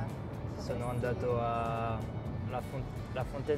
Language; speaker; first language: Italian; non-native, learner; French